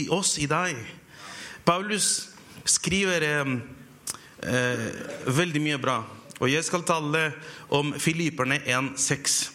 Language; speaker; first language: Norwegian; non-native, fluent; Spanish